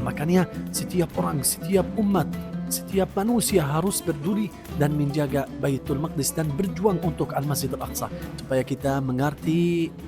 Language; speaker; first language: Indonesian; non-native, fluent; Arabic